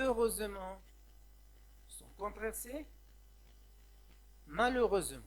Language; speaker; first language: French; non-native, local second language; Arabic